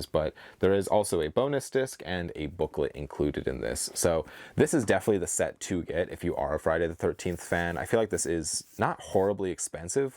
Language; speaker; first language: English; native; English